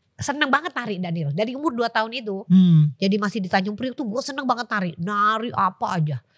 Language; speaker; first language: Indonesian; native; Indonesian